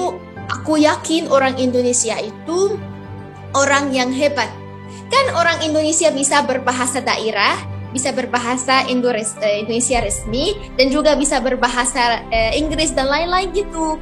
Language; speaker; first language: Indonesian; non-native, fluent; Arabic